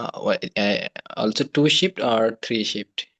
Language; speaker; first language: English; non-native, learner; Bangla